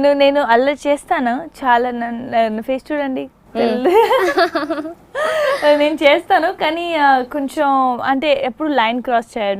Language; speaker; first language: Telugu; non-native, fluent; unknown